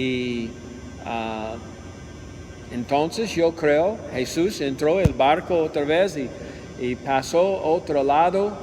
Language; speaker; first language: Spanish; non-native, learner; English